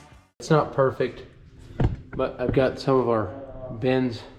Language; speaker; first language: English; native; English